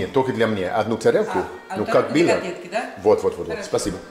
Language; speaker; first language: Russian; non-native, learner; English